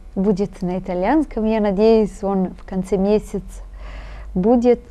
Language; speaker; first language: Russian; non-native, fluent; Italian